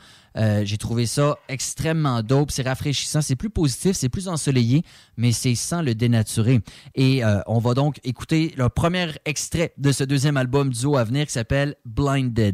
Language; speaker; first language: French; native; French